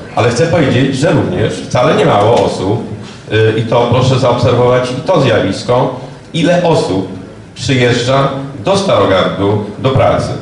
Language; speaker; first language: Polish; native; Polish